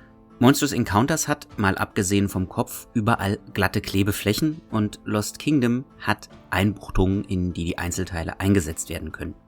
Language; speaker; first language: German; native; German